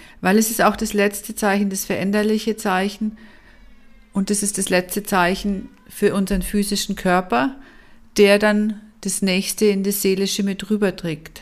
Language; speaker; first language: German; native; German